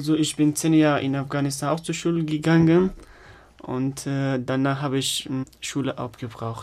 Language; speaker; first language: German; non-native, fluent; Pashto